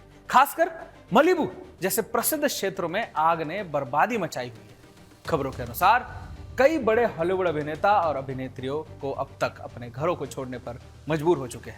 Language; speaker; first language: Hindi; native; Hindi